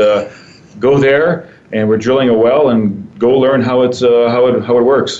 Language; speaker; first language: English; native; English